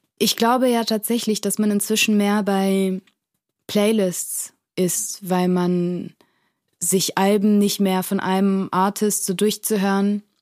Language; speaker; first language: German; early bilingual, other home language; Portuguese